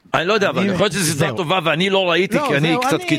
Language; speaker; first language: Hebrew; native; Hebrew